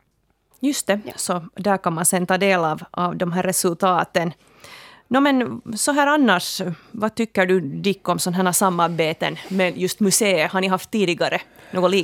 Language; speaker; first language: Swedish; native; Swedish